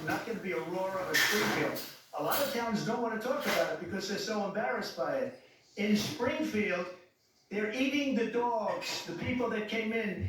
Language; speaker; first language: English; native; English